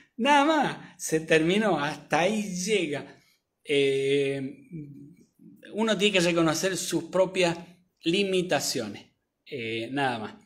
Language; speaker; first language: Spanish; native; Spanish